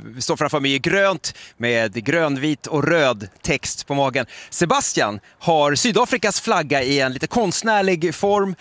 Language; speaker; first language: Swedish; native; Swedish